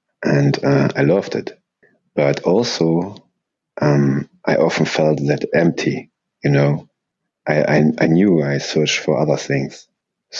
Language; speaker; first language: English; non-native, fluent; German